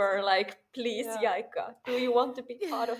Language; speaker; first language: English; non-native, fluent; Finnish